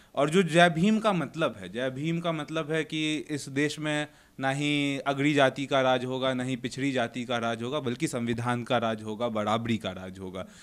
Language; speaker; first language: Hindi; native; Hindi